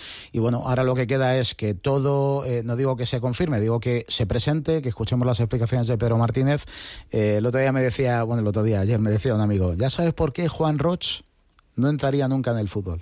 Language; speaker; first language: Spanish; native; Spanish